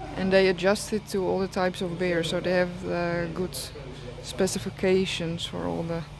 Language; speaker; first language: English; non-native, fluent; Serbian